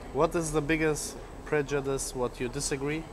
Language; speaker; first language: English; non-native, learner; German